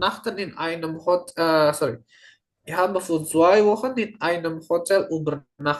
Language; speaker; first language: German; non-native, learner; Indonesian